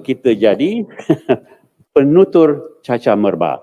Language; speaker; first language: Malay; native; Malay